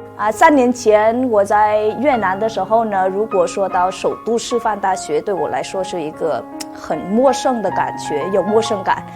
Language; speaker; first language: Chinese; non-native, fluent; Vietnamese